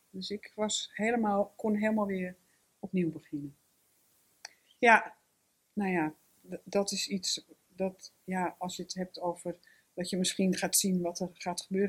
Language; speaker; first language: Dutch; native; Dutch